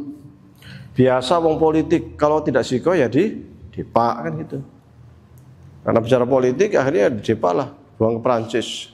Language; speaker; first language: Indonesian; native; Indonesian